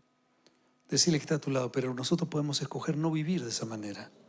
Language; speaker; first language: Spanish; native; Spanish